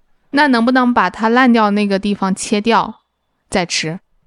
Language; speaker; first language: Chinese; native; Chinese